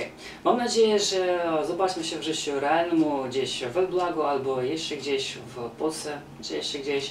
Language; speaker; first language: Polish; non-native, learner; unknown